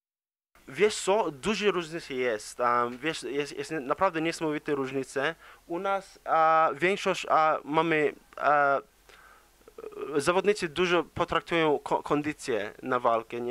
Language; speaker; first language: Polish; early bilingual, heritage; English